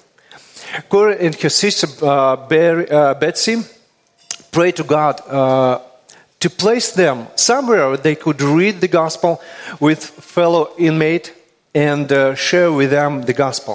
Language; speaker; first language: English; non-native, fluent; Russian